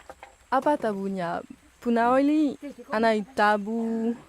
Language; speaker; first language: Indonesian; non-native, learner; French